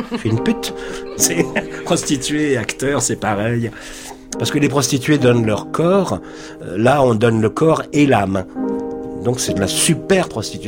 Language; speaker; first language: French; native; French